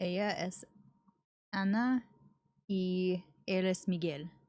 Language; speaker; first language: Spanish; non-native, learner; English